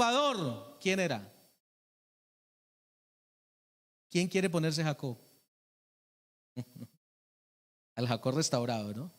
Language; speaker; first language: Spanish; native; Spanish